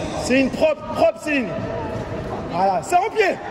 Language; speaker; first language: French; native; French